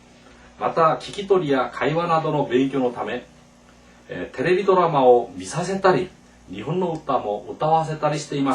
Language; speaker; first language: Japanese; non-native, fluent; Korean